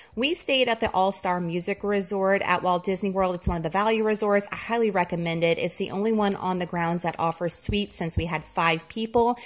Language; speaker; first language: English; native; English